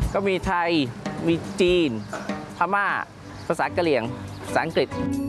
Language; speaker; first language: Thai; early bilingual, other home language; Chinese